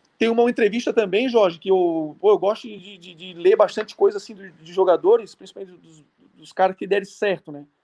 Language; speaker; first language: Portuguese; native; Portuguese